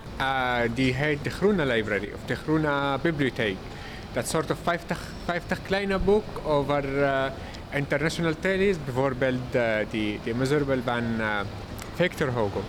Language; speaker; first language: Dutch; non-native, learner; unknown